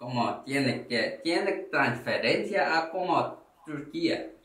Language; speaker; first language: Spanish; non-native, learner; Korean